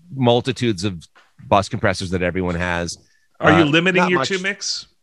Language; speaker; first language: English; native; English